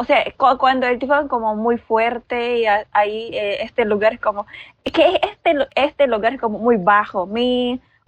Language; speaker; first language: Spanish; non-native, learner; Filipino